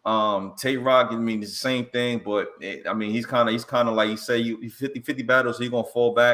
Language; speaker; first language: English; native; English